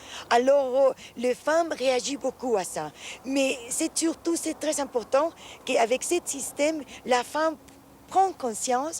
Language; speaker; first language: French; non-native, fluent; Spanish